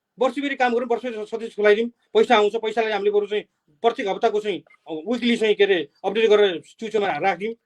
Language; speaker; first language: Nepali; native; Nepali